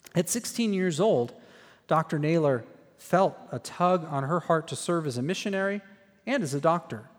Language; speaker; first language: English; native; English